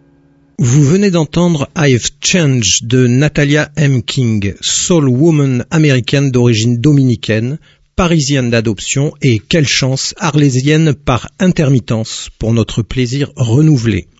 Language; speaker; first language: French; native; French